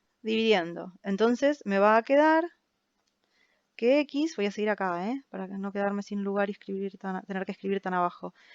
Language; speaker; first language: Spanish; native; Spanish